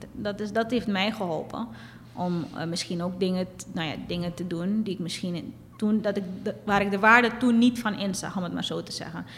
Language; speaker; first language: Dutch; native; Dutch